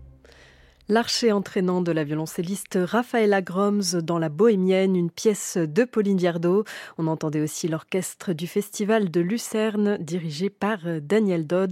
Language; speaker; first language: French; native; French